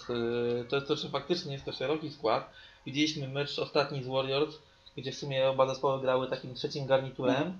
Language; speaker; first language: Polish; native; Polish